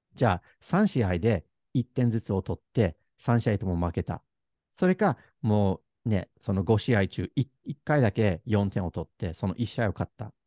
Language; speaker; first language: Japanese; non-native, fluent; English